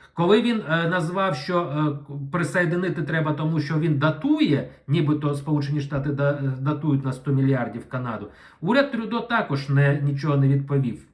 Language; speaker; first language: Ukrainian; non-native, local second language; Russian